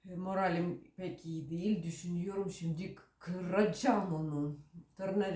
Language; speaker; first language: Turkish; early bilingual, heritage; Ukrainian